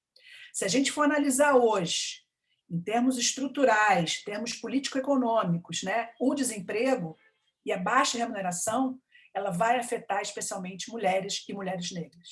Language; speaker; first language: Portuguese; native; Portuguese